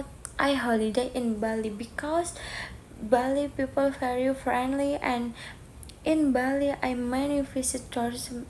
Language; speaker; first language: English; non-native, learner; Indonesian